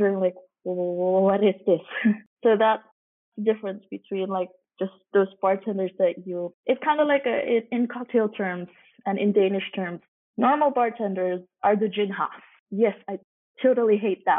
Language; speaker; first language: English; non-native, local second language; Cantonese